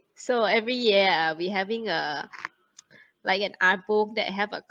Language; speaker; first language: English; non-native, fluent; Thai